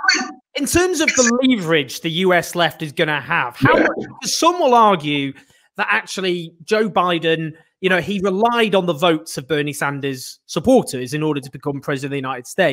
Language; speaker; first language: English; native; English